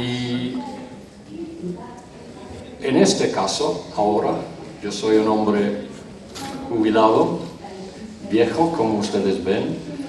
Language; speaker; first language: Spanish; non-native, fluent; English